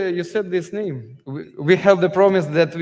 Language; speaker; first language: English; non-native, learner; Ukrainian